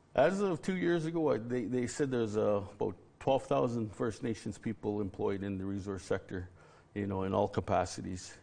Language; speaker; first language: English; native; English